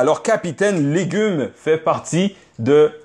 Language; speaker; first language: French; native; French